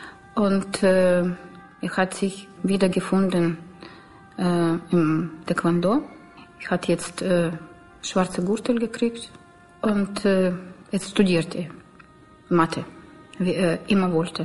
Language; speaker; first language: German; non-native, learner; Russian